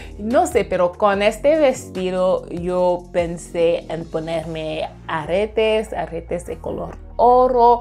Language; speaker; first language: Spanish; non-native, fluent; English